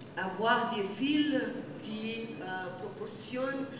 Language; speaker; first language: French; non-native, fluent; Portuguese